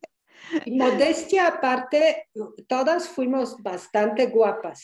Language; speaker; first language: Spanish; non-native, fluent; Polish